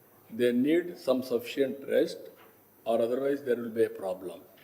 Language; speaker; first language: English; non-native, local second language; Telugu